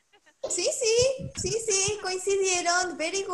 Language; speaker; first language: Spanish; native; Spanish